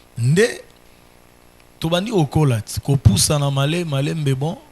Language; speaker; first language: Lingala; native; Lingala